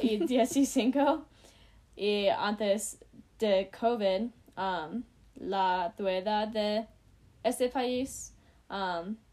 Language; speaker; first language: Spanish; non-native, learner; English